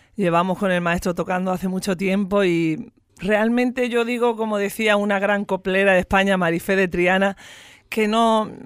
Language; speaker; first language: Spanish; native; Spanish